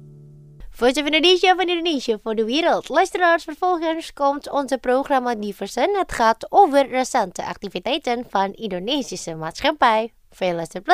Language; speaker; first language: Dutch; non-native, fluent; Indonesian